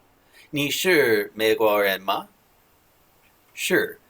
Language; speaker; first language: Chinese; non-native, learner; English